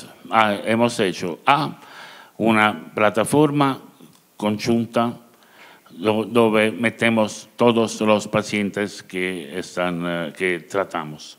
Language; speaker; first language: Spanish; non-native, learner; Italian